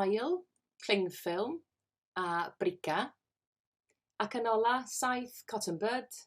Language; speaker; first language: Welsh; native; Welsh